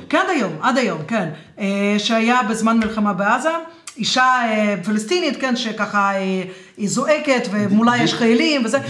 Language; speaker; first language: Hebrew; non-native, fluent; Russian